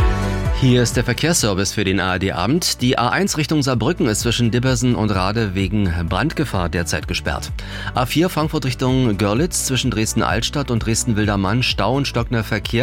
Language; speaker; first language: German; native; German